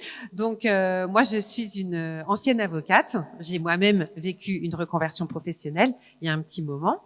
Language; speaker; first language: French; native; French